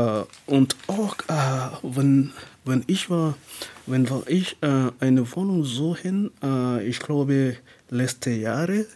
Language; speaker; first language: German; non-native, learner; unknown